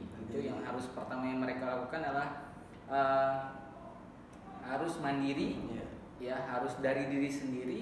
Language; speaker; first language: Indonesian; native; Indonesian